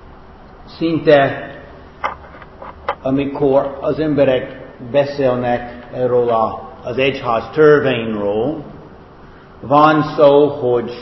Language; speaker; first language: Hungarian; non-native, fluent; English